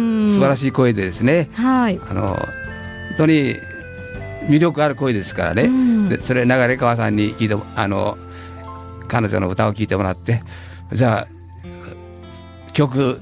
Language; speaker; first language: Japanese; native; Japanese